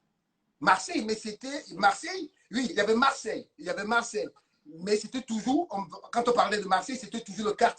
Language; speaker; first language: French; native; French